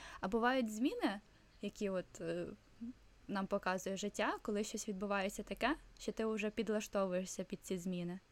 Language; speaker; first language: Ukrainian; non-native, local second language; Russian